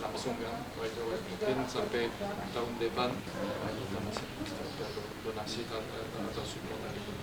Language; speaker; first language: Indonesian; non-native, fluent; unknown